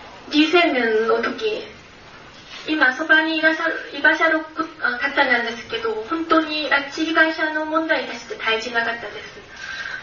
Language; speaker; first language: Japanese; non-native, fluent; Korean